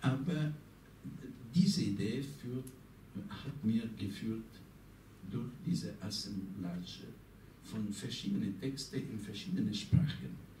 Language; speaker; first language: German; non-native, learner; Italian